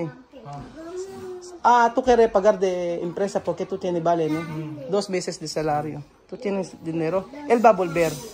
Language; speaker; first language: Spanish; non-native, learner; Filipino